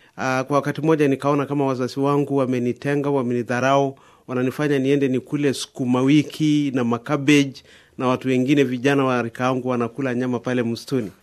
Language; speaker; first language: Swahili; non-native, local second language; Masai